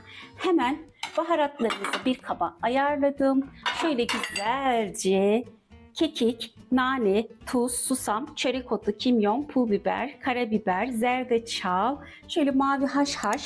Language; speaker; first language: Turkish; native; Turkish